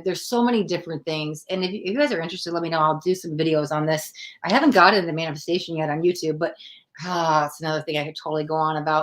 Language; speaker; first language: English; native; English